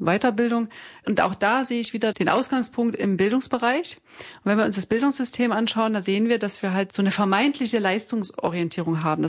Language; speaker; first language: German; native; German